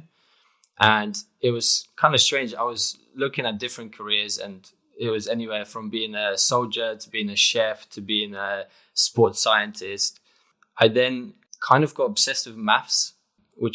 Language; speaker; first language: English; non-native, fluent; Polish